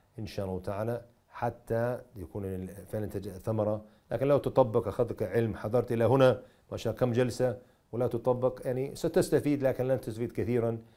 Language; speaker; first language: Arabic; non-native, fluent; English